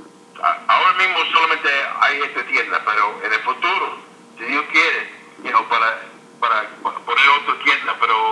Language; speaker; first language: Spanish; early bilingual, heritage; English